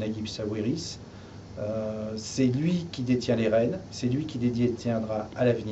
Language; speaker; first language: French; native; French